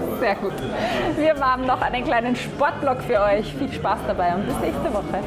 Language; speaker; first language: German; native; German